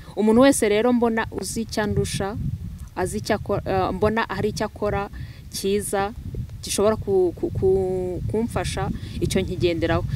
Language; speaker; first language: Kinyarwanda; native; Kinyarwanda